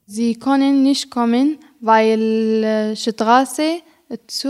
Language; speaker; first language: German; non-native, learner; Arabic